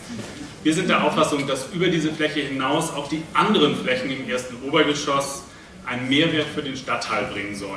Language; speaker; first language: German; native; German